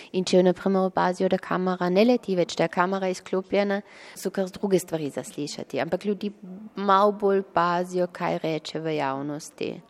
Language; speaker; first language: Slovenian; early bilingual, heritage; Slovenian